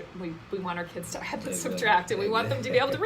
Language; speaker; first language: English; native; English